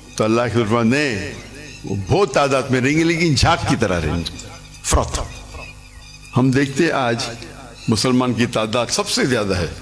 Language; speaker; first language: Urdu; non-native, local second language; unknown